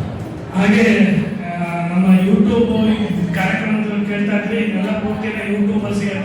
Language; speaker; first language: Kannada; native; Kannada